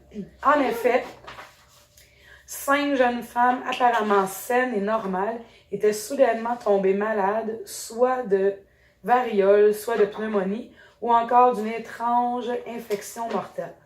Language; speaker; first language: French; native; French